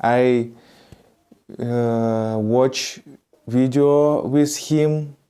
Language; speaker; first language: English; non-native, learner; Russian